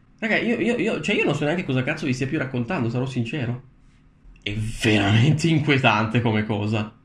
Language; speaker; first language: Italian; early bilingual, other home language; Romanian